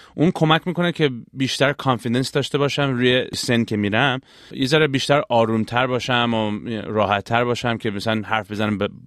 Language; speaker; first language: Persian; early bilingual, heritage; Persian